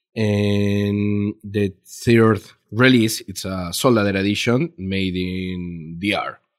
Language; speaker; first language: English; non-native, learner; Spanish